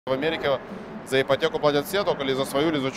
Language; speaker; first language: Russian; native; Russian